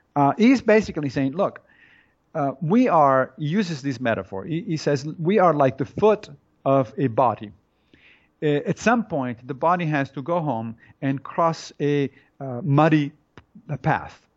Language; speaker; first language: English; non-native, fluent; Italian